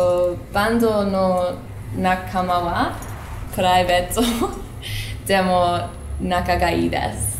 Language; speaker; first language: Japanese; non-native, learner; English